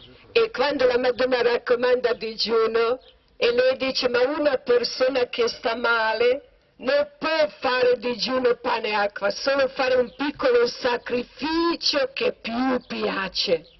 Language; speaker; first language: Italian; non-native, learner; Croatian